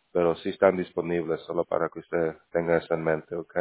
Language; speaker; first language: Spanish; native; Spanish